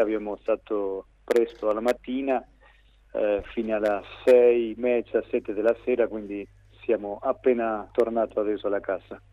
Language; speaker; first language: Italian; non-native, fluent; Spanish